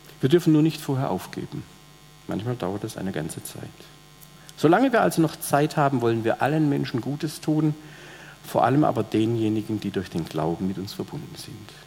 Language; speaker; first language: German; native; German